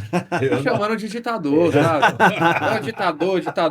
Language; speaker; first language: Portuguese; native; Portuguese